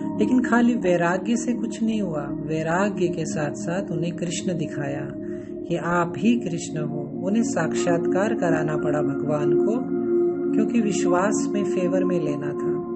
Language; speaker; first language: Hindi; native; Hindi